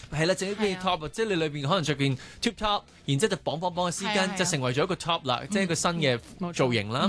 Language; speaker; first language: Cantonese; native; Cantonese